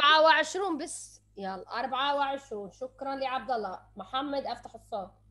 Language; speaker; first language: Arabic; native; Arabic